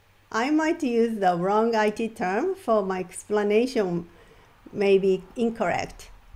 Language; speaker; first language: English; non-native, fluent; Japanese